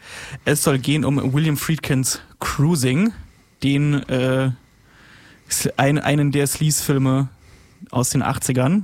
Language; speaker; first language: German; native; German